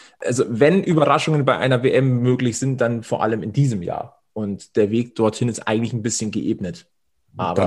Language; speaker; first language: German; native; German